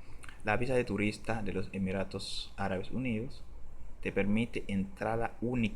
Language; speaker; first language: Spanish; non-native, learner; Haitian Creole